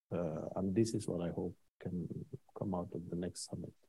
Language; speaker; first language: English; non-native, fluent; Norwegian